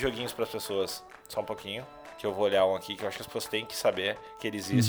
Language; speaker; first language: Portuguese; native; Portuguese